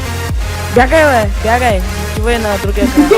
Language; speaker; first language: Bulgarian; native; Bulgarian